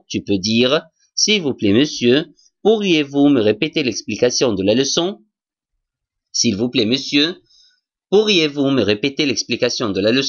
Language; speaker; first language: French; non-native, fluent; Arabic